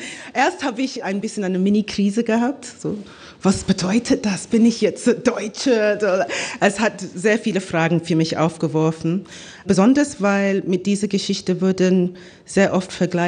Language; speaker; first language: German; non-native, fluent; English